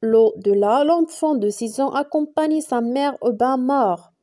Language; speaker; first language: French; non-native, local second language; Arabic